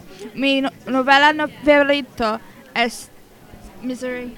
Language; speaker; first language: Spanish; non-native, learner; English